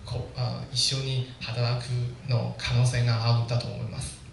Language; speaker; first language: Japanese; non-native, learner; Chinese